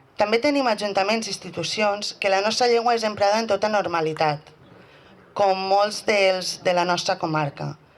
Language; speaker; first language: Catalan; native; Catalan